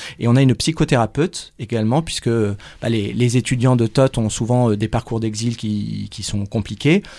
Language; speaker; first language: French; native; French